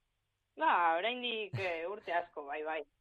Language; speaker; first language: Basque; non-native, local second language; Spanish